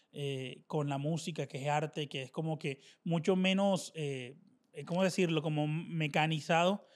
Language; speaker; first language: Spanish; native; Spanish